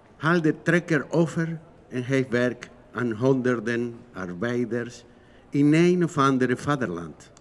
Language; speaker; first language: Dutch; non-native, fluent; Spanish